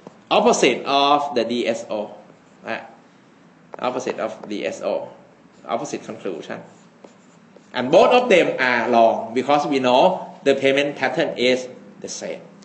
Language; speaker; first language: English; non-native, fluent; Thai